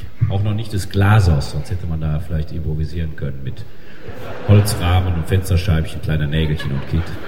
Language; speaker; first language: German; native; German